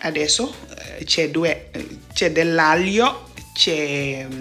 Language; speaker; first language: Italian; non-native, fluent; Wolof